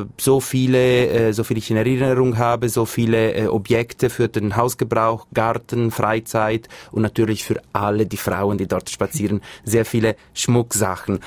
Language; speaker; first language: German; non-native, local second language; Italian